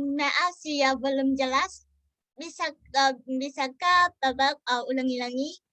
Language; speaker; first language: Indonesian; non-native, learner; Vietnamese